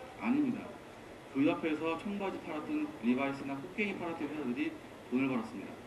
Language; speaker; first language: Korean; native; Korean